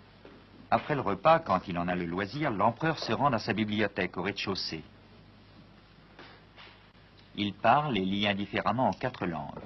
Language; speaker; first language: French; native; French